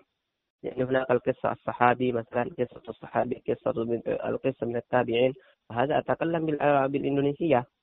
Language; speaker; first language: Arabic; non-native, learner; Indonesian